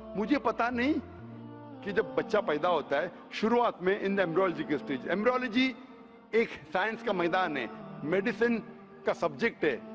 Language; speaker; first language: Hindi; non-native, local second language; Konkani